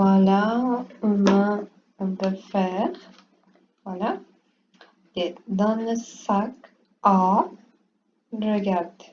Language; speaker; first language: French; non-native, learner; Portuguese